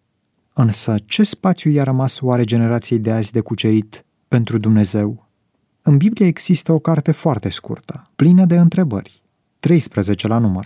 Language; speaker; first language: Romanian; native; Romanian